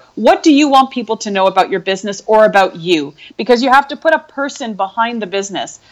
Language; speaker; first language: English; native; English